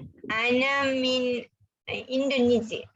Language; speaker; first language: Arabic; non-native, learner; Malay